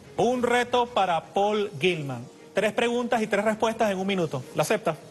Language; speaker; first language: Spanish; native; Spanish